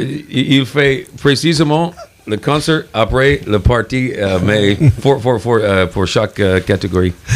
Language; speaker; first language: French; non-native, learner; English